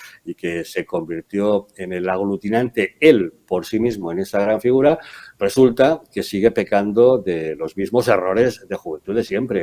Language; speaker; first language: Spanish; native; Spanish